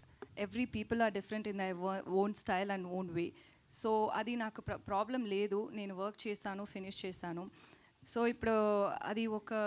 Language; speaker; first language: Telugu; non-native, learner; Tamil